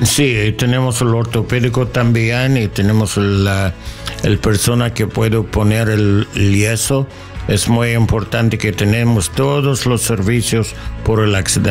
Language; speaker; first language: Spanish; non-native, learner; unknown